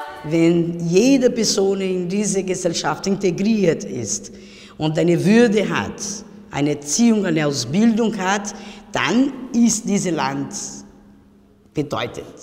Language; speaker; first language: German; non-native, fluent; Portuguese